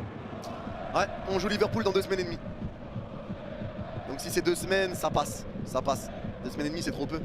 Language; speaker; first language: French; native; French